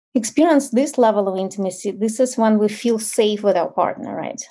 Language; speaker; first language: English; non-native, fluent; Ukrainian